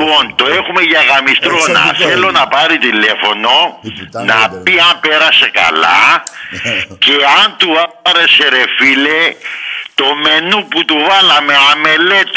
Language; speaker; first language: Greek; native; Greek